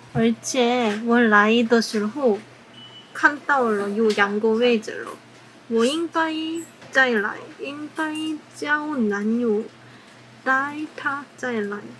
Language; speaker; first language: Chinese; non-native, learner; Korean